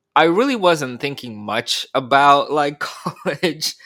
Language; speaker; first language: English; early bilingual, other home language; Spanish